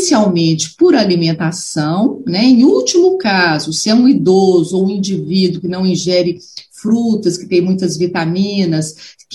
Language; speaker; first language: Portuguese; native; Portuguese